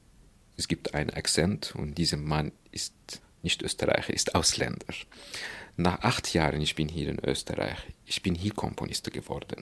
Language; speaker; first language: German; non-native, fluent; Arabic